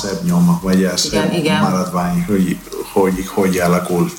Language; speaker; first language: Hungarian; non-native, fluent; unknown